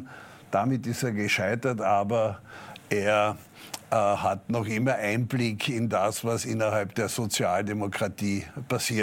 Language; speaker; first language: German; native; German